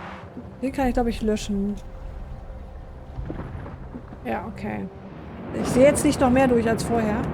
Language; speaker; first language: German; native; German